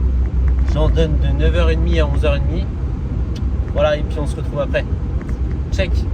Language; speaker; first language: French; native; French